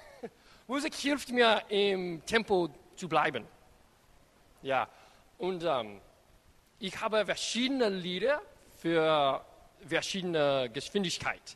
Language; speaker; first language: German; non-native, learner; English